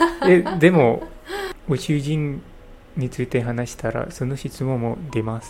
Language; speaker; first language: Japanese; non-native, learner; English